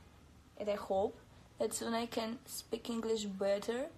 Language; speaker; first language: English; non-native, learner; Russian